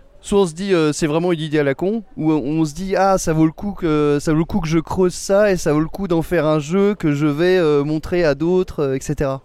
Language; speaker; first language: French; native; French